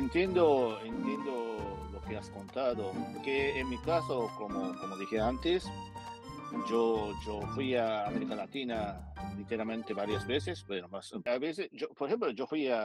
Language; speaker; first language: Spanish; non-native, fluent; Japanese